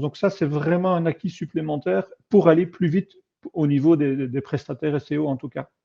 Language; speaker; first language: French; native; French